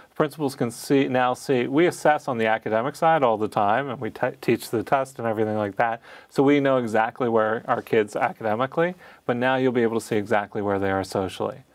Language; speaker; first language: English; native; English